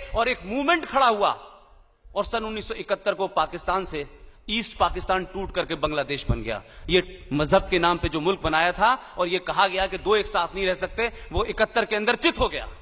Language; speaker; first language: Hindi; native; Hindi